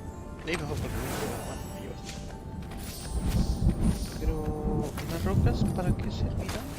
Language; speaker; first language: Spanish; native; Spanish